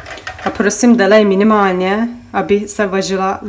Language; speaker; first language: Czech; non-native, learner; Turkish